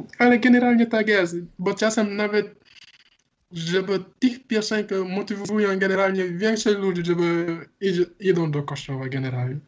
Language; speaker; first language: Polish; non-native, learner; Wolof